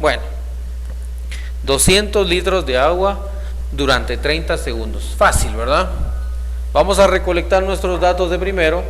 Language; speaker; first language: Spanish; native; Spanish